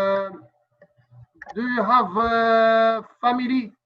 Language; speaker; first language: English; non-native, learner; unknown